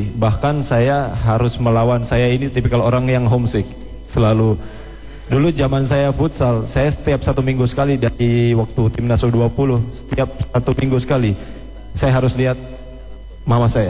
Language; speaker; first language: Indonesian; native; Indonesian